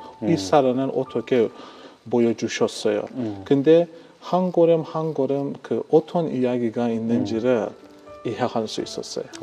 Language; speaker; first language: Korean; non-native, fluent; Persian